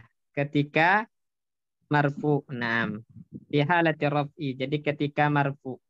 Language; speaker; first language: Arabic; non-native, fluent; Indonesian